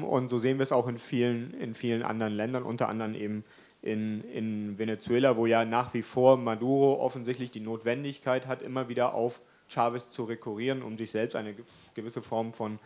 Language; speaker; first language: German; native; German